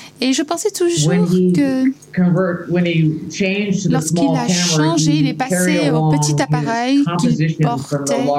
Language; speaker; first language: French; non-native, learner; English